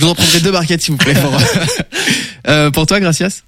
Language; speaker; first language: French; native; French